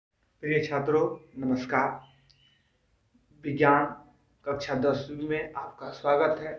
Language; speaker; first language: Hindi; native; Hindi